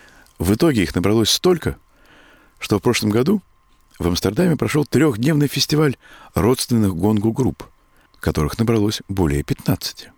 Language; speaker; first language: Russian; native; Russian